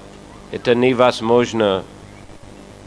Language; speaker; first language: Russian; non-native, fluent; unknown